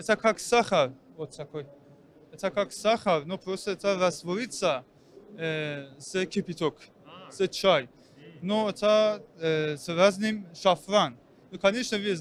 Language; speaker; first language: Russian; non-native, learner; Persian